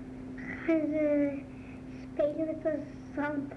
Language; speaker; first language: Dutch; early bilingual, other home language; Arabic